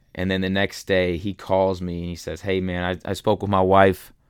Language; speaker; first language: English; early bilingual, other home language; German